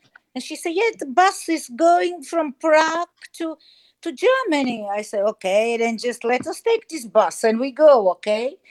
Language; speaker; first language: English; non-native, learner; German